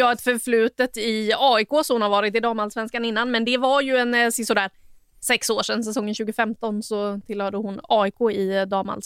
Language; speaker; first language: Swedish; native; Swedish